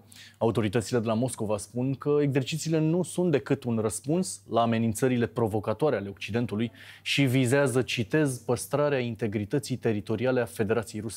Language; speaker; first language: Romanian; native; Romanian